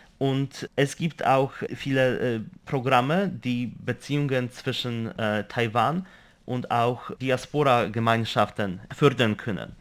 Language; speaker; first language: German; non-native, fluent; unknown